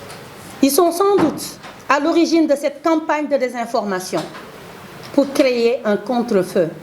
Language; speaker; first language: French; non-native, local second language; Wolof